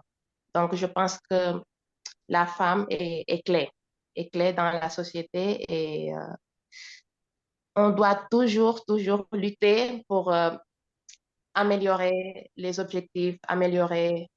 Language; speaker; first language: French; non-native, fluent; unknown